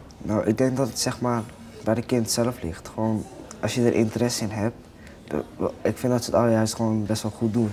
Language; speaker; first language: Dutch; native; Dutch